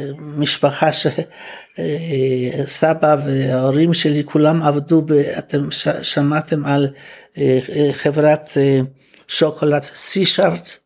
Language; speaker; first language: Hebrew; non-native, fluent; Polish